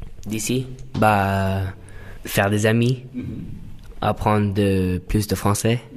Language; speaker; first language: French; non-native, learner; English